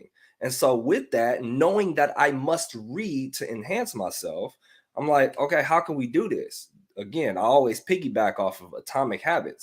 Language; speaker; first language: English; native; English